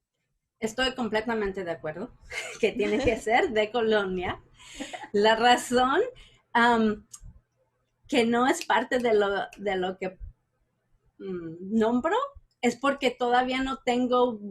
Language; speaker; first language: Spanish; early bilingual, heritage; Spanish